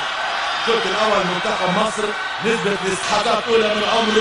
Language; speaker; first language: Arabic; native; Arabic